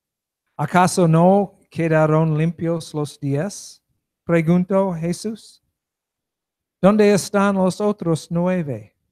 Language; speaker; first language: Spanish; non-native, learner; English